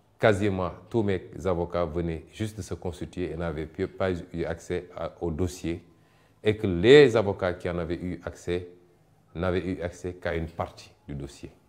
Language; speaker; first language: French; non-native, local second language; Wolof